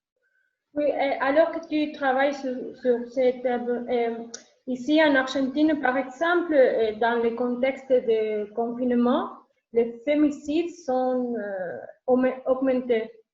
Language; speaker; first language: French; non-native, learner; Spanish